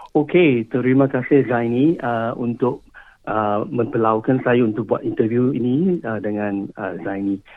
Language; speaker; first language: Malay; non-native, local second language; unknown